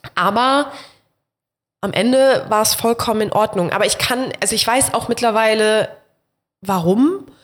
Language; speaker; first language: German; native; German